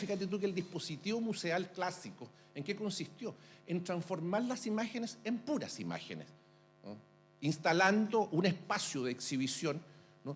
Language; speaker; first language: Spanish; native; Spanish